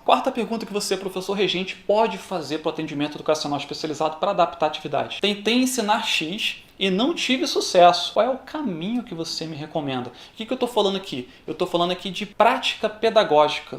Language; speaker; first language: Portuguese; native; Portuguese